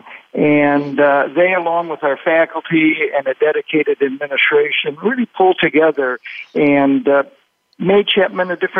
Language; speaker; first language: English; native; English